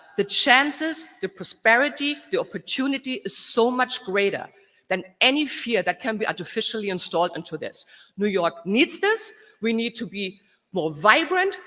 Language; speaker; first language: English; non-native, fluent; German